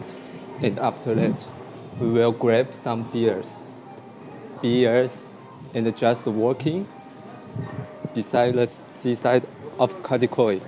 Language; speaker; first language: English; non-native, learner; Chinese